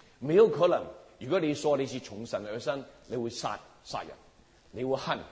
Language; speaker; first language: Chinese; non-native, local second language; Cantonese